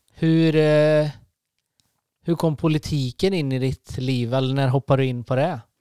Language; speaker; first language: Swedish; native; Swedish